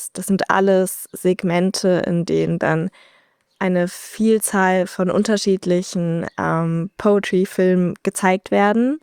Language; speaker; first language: German; native; German